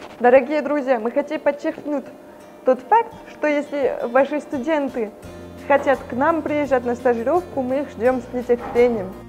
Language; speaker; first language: Russian; non-native, fluent; French